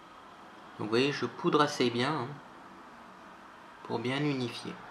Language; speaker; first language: French; native; French